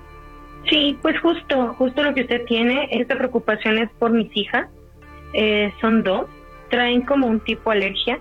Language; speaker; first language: Spanish; native; Spanish